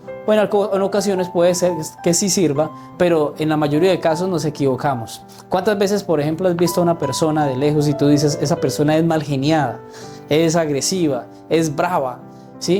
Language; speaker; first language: Spanish; native; Spanish